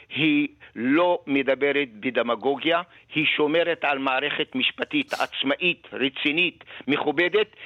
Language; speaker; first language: Hebrew; native; Hebrew